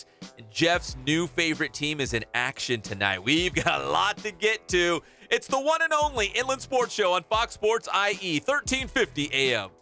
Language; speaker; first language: English; native; English